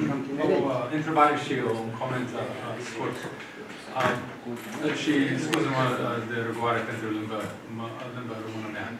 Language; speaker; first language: Romanian; non-native, fluent; English